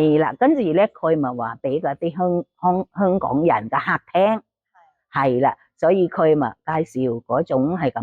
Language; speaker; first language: Cantonese; non-native, learner; Thai